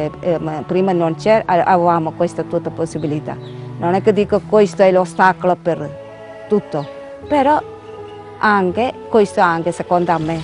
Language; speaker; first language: Italian; non-native, learner; Malayalam